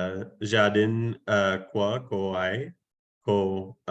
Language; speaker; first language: Vietnamese; non-native, learner; English